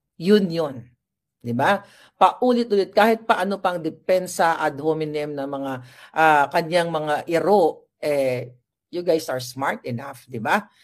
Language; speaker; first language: Filipino; non-native, local second language; Hiligaynon